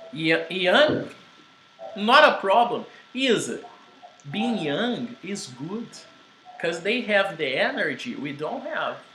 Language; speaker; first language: English; non-native, fluent; Portuguese